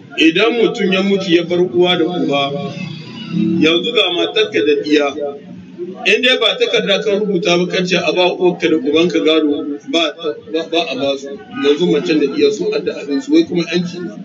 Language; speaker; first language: Hausa; native; Hausa